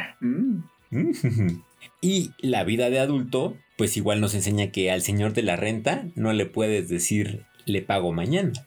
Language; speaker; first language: Spanish; native; Spanish